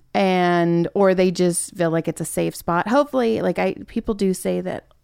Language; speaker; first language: English; native; English